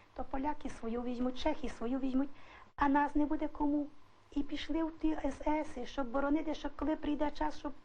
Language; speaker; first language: Ukrainian; native; Ukrainian